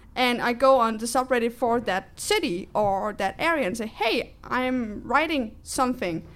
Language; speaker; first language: English; non-native, fluent; Danish